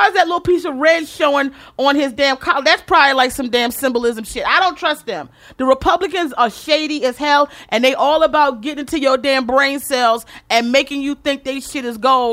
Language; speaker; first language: English; native; English